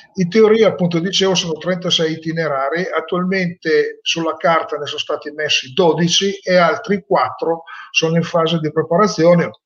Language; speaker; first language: Italian; native; Italian